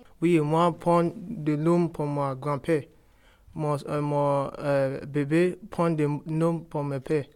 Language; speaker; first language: French; non-native, learner; Bangla